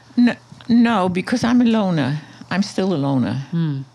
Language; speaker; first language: English; non-native, fluent; German